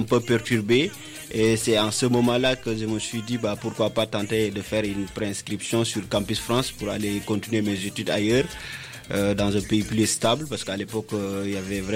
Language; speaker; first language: French; non-native, local second language; Wolof